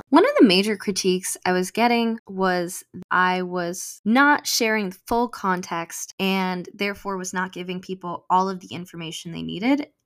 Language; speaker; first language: English; native; English